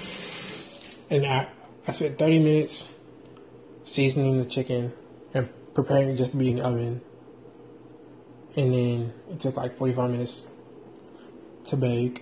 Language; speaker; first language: English; native; English